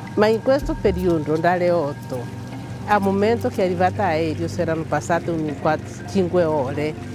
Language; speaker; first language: Italian; non-native, fluent; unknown